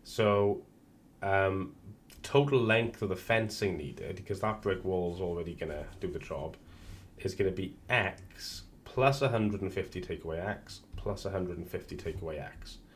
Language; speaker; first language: English; native; English